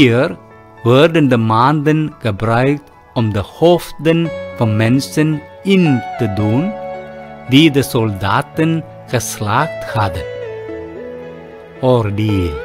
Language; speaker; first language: Dutch; non-native, fluent; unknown